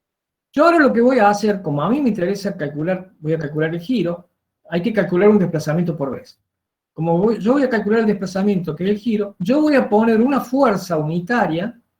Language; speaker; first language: Spanish; native; Spanish